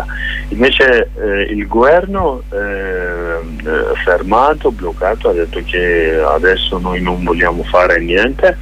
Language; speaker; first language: Italian; non-native, fluent; Kurdish